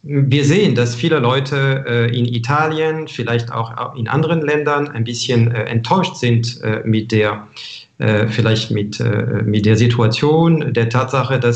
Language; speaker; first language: German; non-native, fluent; French